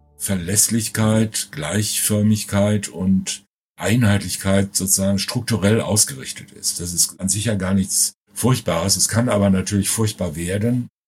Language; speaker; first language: German; native; German